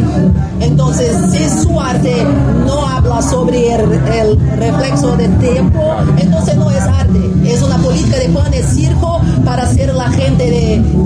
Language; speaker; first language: Spanish; non-native, fluent; Portuguese